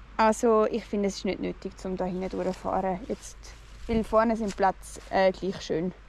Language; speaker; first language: German; native; German